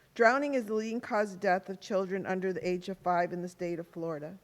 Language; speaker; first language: English; native; English